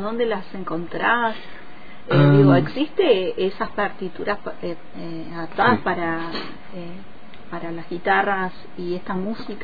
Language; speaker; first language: Spanish; native; Spanish